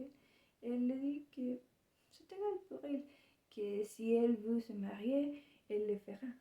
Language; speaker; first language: French; non-native, learner; Spanish